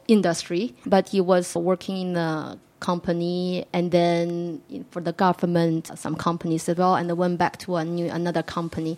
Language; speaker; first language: English; non-native, fluent; Chinese